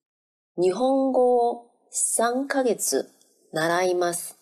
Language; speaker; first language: Japanese; non-native, learner; Chinese